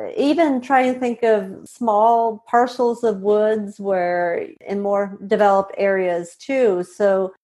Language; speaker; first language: English; non-native, fluent; Swedish